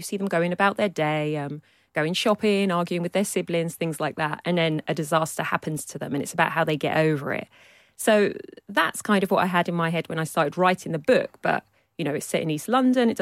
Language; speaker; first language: English; native; English